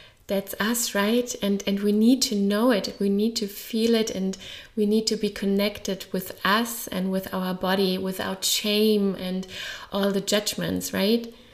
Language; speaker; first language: English; non-native, fluent; German